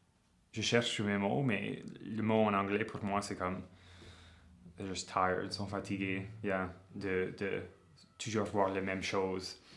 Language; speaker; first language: French; non-native, local second language; English